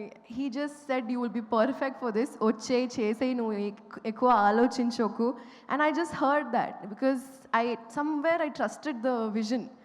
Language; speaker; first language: Telugu; non-native, fluent; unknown